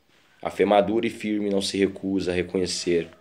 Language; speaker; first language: Portuguese; native; Portuguese